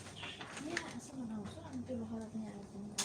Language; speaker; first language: English; non-native, learner; Nepali